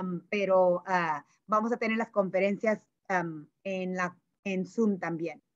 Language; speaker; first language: Spanish; early bilingual, heritage; Spanish